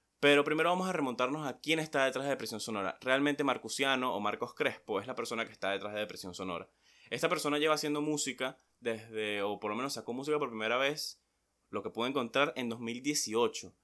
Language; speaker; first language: Spanish; native; Spanish